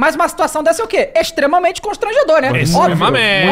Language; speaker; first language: Portuguese; native; Portuguese